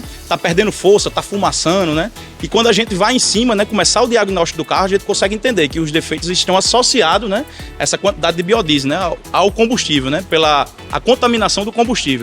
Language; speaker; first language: Portuguese; native; Portuguese